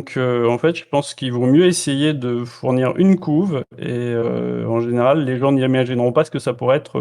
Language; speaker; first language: French; native; French